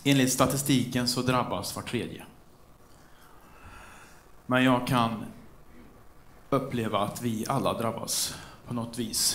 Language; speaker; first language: Swedish; native; Swedish